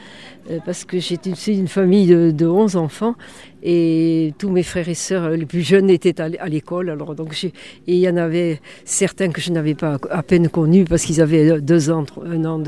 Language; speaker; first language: French; native; French